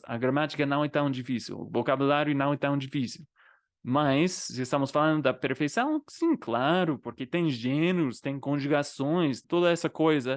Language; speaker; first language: Portuguese; non-native, fluent; English